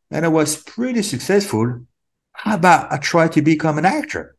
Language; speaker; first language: English; non-native, fluent; French